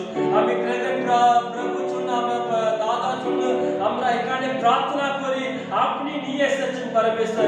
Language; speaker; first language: Bangla; non-native, learner; Hindi